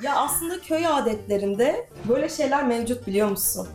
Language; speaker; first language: Turkish; native; Turkish